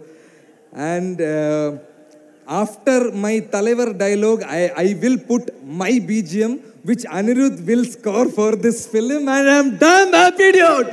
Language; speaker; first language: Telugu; non-native, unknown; Malayalam